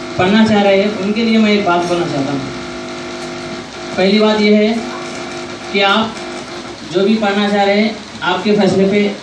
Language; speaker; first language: Hindi; non-native, local second language; Urdu